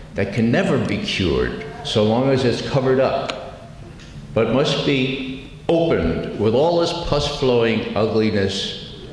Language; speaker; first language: English; native; English